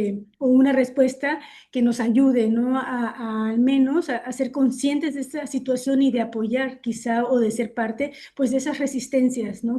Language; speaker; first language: Spanish; native; Spanish